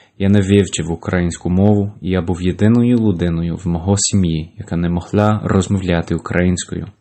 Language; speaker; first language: Ukrainian; non-native, learner; English